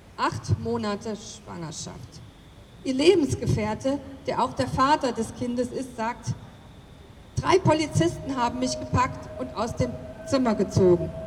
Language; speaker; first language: German; native; German